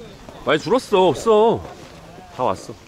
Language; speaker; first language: Korean; native; Korean